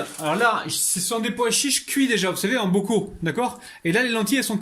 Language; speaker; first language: French; native; French